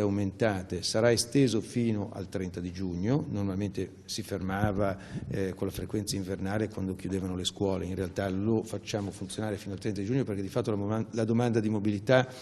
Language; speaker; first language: Italian; native; Italian